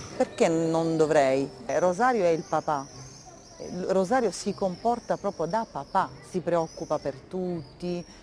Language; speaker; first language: Italian; native; Italian